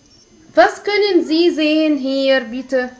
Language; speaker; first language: German; non-native, fluent; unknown